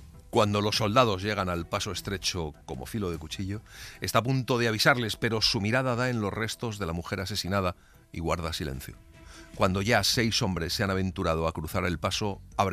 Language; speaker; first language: Spanish; native; Spanish